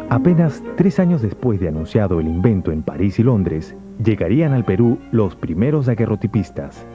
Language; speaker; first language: Spanish; native; Spanish